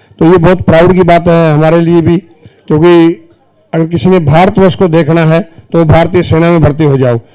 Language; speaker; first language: Hindi; native; Hindi